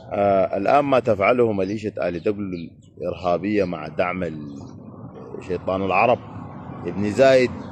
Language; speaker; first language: Arabic; native; Arabic